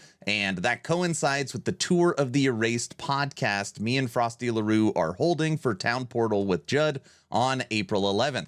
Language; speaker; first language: English; native; English